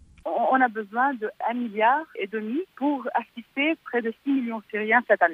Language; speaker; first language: French; non-native, fluent; Arabic